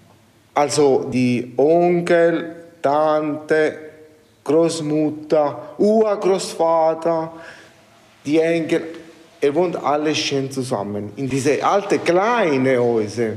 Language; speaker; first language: German; non-native, learner; Italian